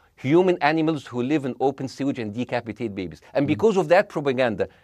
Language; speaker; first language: English; non-native, fluent; Arabic